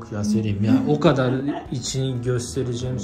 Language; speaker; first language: Turkish; non-native, fluent; Japanese